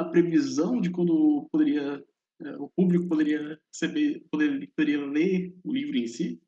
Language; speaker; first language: Portuguese; native; Portuguese